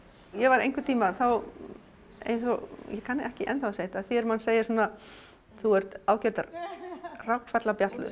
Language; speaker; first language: Icelandic; non-native, fluent; Afrikaans